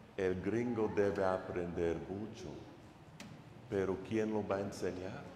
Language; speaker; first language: Spanish; non-native, fluent; English